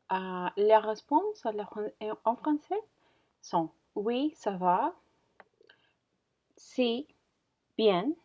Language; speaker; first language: French; non-native, learner; Spanish